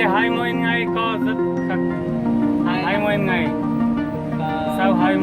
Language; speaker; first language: Vietnamese; non-native, learner; Urdu